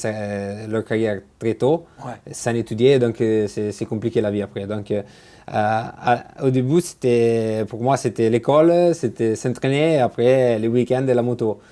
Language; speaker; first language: French; non-native, fluent; Italian